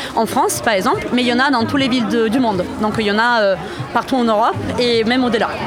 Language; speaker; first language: French; non-native, fluent; Italian